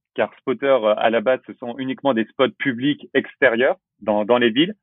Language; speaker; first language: French; native; French